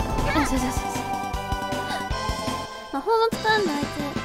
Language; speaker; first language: Japanese; native; Japanese